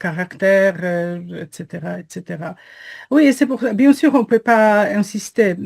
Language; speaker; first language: French; non-native, fluent; Polish